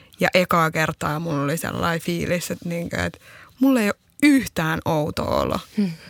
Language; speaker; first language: Finnish; early bilingual, other home language; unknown